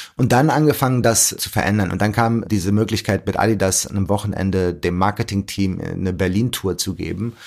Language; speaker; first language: German; early bilingual, other home language; Arabic